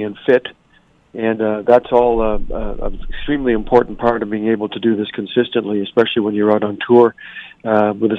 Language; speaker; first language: English; native; English